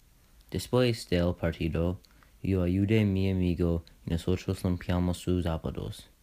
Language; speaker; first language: Spanish; non-native, learner; English